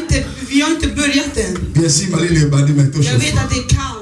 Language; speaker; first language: Swedish; non-native, learner; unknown